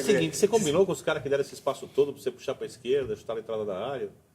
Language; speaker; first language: Portuguese; native; Portuguese